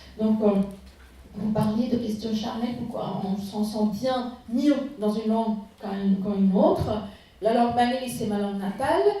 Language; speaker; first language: French; non-native, fluent; Bangla